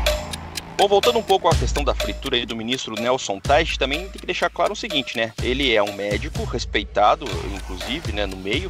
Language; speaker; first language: Portuguese; native; Portuguese